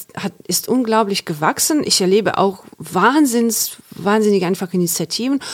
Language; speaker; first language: German; non-native, fluent; Ukrainian